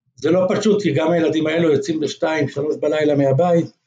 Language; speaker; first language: Hebrew; native; Hebrew